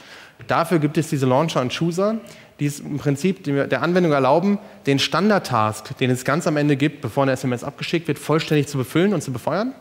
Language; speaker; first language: German; native; German